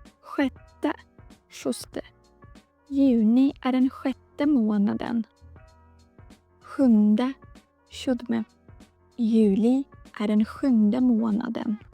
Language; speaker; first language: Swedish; non-native, fluent; Polish